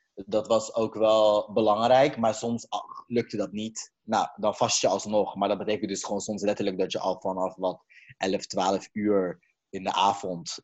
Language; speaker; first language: Dutch; early bilingual, other home language; Caribbean Hindustani